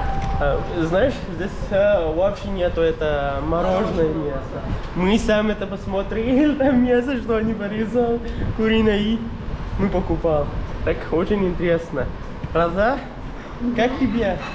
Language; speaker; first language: Russian; non-native, learner; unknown